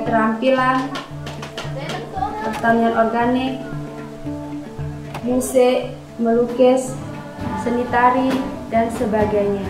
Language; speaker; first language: Indonesian; non-native, local second language; Balinese